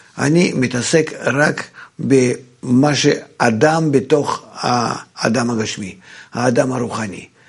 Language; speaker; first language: Hebrew; non-native, fluent; Russian